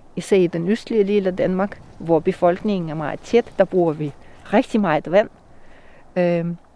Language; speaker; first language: Danish; non-native, fluent; Russian